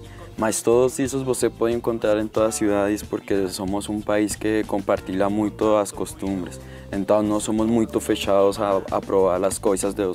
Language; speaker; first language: Portuguese; non-native, learner; Spanish